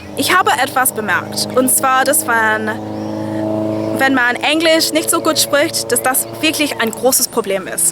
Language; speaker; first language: German; non-native, fluent; English